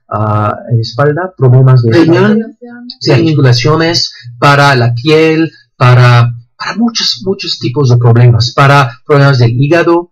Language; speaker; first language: Spanish; non-native, fluent; French